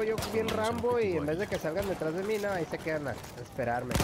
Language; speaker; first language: Spanish; native; Spanish